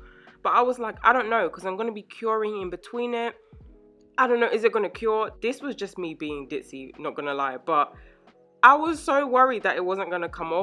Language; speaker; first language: English; native; English